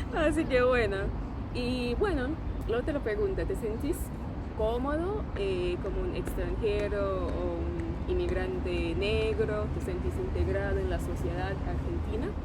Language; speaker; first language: Spanish; non-native, fluent; English